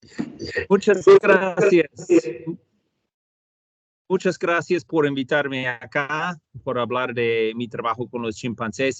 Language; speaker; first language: Spanish; non-native, fluent; English